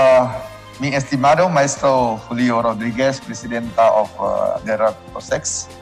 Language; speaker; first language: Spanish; non-native, learner; Indonesian